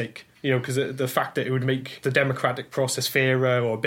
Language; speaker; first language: English; native; English